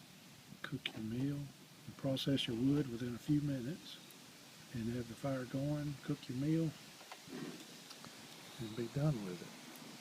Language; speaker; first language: English; native; English